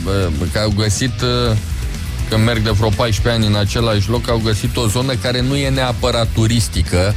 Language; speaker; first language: Romanian; native; Romanian